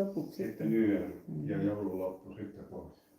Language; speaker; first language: Finnish; non-native, learner; Thai